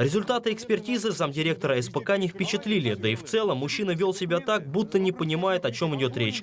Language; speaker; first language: Russian; native; Russian